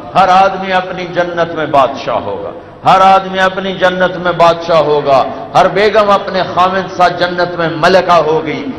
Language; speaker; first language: Urdu; non-native, local second language; Punjabi